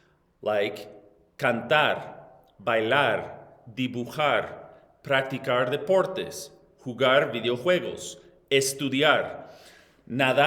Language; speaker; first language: Spanish; non-native, fluent; English